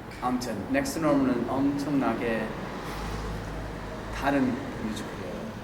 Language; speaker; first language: Korean; early bilingual, heritage; English